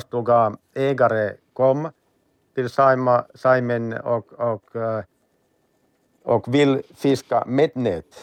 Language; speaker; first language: Swedish; non-native, learner; Finnish